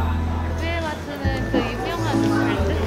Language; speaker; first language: Korean; non-native, learner; Indonesian